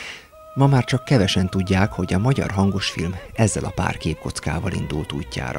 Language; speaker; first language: Hungarian; native; Hungarian